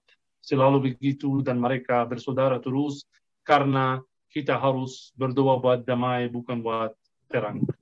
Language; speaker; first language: Indonesian; non-native, fluent; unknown